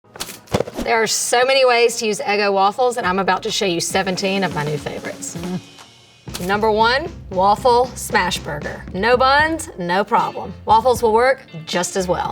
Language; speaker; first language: English; native; English